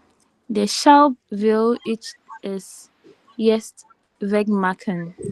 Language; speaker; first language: German; non-native, learner; Filipino